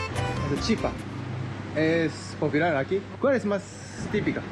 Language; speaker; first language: Spanish; non-native, fluent; Japanese